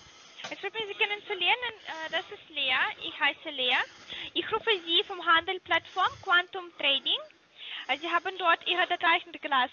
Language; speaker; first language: German; non-native, learner; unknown